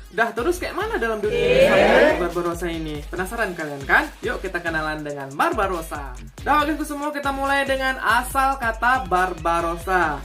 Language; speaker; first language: Indonesian; non-native, local second language; Achinese